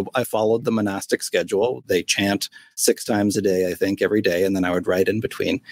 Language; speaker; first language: English; native; English